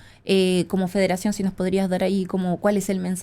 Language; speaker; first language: Spanish; native; Spanish